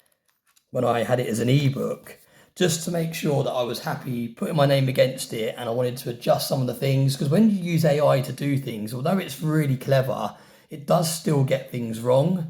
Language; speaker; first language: English; native; English